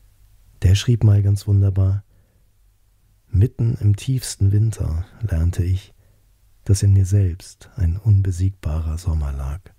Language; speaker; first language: German; native; German